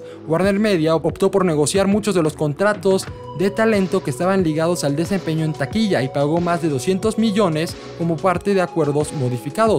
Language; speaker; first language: Spanish; native; Spanish